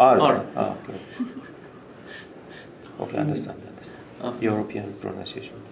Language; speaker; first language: English; non-native, learner; Japanese